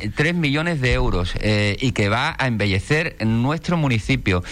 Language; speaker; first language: Spanish; native; Spanish